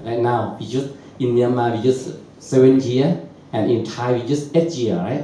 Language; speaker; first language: English; non-native, learner; Burmese